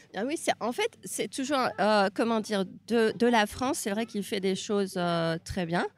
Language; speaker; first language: French; non-native, fluent; Hungarian